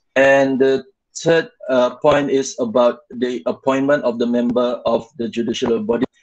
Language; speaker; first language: English; non-native, local second language; Malay